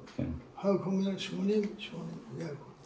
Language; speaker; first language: Hebrew; non-native, fluent; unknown